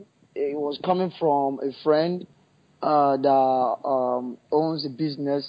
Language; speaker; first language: English; non-native, local second language; Yoruba